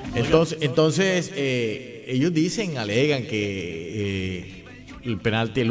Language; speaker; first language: Spanish; native; Spanish